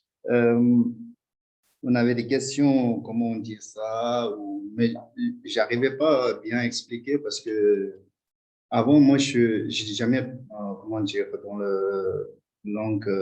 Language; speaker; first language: French; non-native, fluent; Tibetan